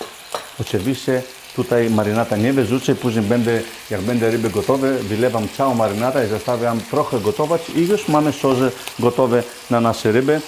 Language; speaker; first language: Polish; non-native, learner; Greek